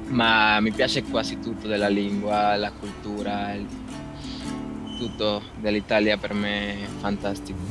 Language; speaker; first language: Italian; non-native, fluent; Spanish